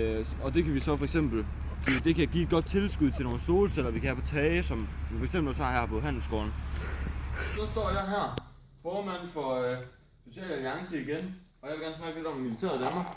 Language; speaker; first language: Danish; native; Danish